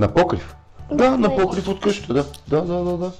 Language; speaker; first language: Bulgarian; native; Bulgarian